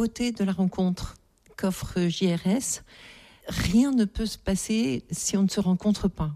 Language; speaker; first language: French; native; French